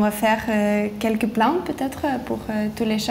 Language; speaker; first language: French; non-native, learner; Lithuanian